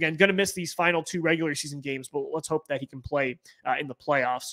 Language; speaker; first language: English; native; English